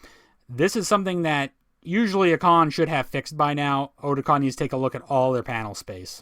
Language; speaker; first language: English; native; English